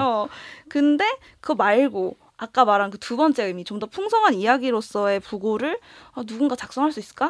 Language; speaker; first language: Korean; native; Korean